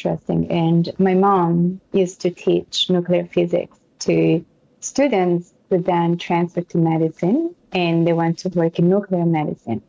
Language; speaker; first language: English; non-native, fluent; Italian